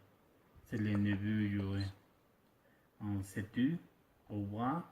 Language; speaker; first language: French; non-native, learner; Spanish